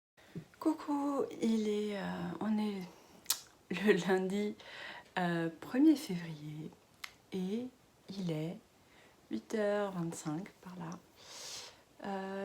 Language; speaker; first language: French; native; French